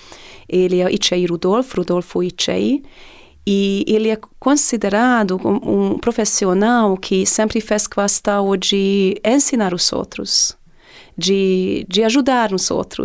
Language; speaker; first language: Portuguese; non-native, fluent; Hungarian